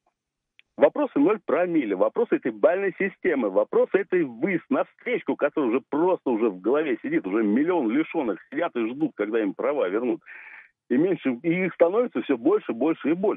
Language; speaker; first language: Russian; native; Russian